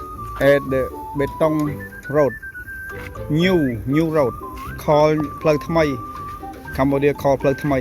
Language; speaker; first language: English; non-native, learner; Khmer